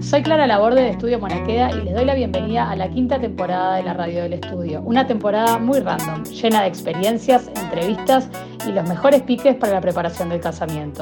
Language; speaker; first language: Spanish; native; Spanish